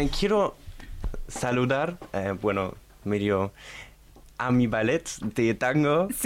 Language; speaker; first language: Spanish; non-native, learner; German